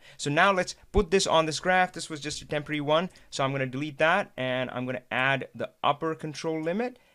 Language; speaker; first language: English; non-native, local second language; Hindi